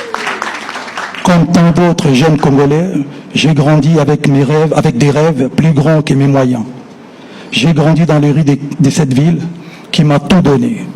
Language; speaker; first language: French; non-native, local second language; Lingala